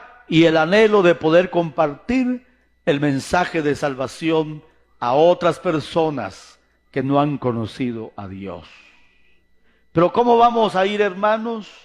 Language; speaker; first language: Spanish; native; Spanish